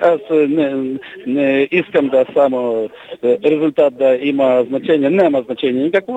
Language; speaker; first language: Bulgarian; non-native, learner; Russian